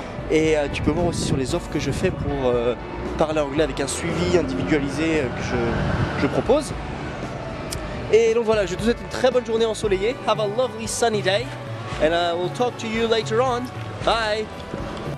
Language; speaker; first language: French; non-native, fluent; English